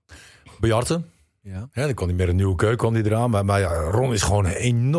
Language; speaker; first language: Dutch; native; Dutch